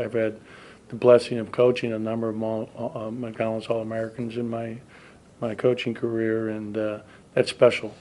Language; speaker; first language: English; native; English